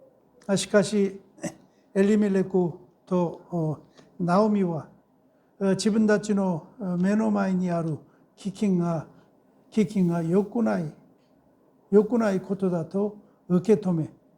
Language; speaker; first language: Japanese; non-native, fluent; Korean